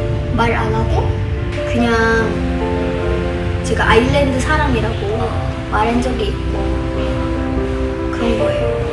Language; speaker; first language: Korean; non-native, fluent; Indonesian